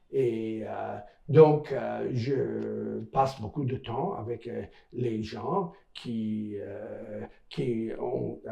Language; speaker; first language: French; non-native, local second language; English